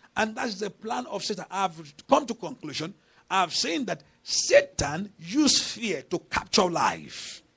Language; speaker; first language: English; non-native, local second language; Yoruba